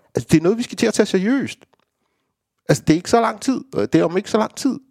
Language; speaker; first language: Danish; early bilingual, other home language; Romanian